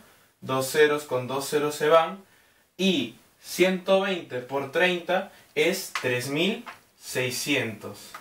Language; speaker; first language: Spanish; native; Spanish